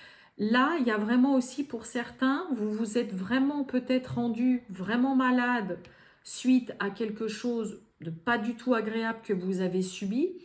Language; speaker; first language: French; native; French